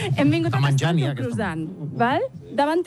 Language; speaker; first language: Catalan; native; Catalan